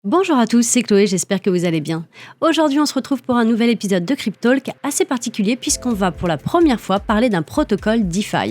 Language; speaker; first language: French; native; French